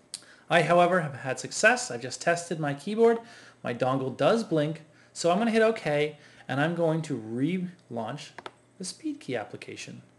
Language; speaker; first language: English; native; English